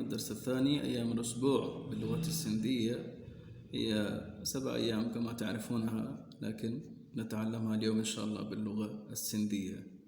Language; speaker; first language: Arabic; non-native, fluent; Sindhi